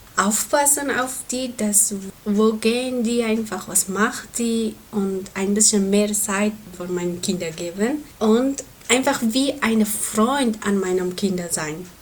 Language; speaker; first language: German; non-native, learner; Persian